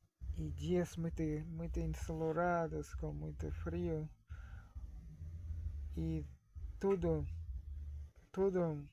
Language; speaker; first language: Portuguese; non-native, fluent; Russian